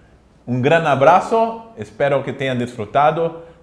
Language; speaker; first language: Spanish; non-native, learner; Portuguese